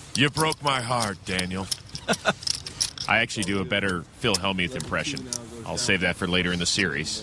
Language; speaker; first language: English; native; English